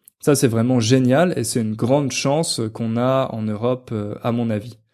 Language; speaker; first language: French; native; French